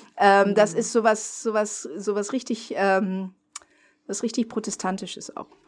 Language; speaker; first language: German; non-native, fluent; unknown